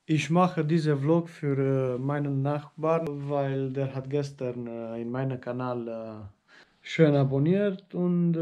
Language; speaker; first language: German; non-native, learner; Romanian